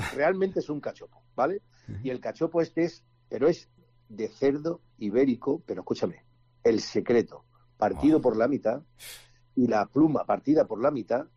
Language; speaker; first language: Spanish; native; Spanish